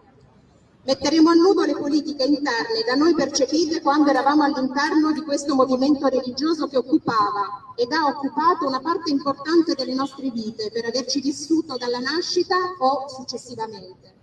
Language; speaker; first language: Italian; native; Italian